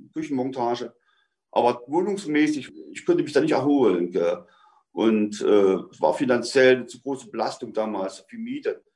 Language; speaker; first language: German; native; German